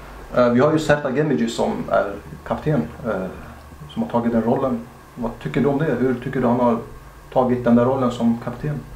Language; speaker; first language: Swedish; native; Swedish